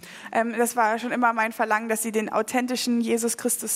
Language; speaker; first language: German; native; German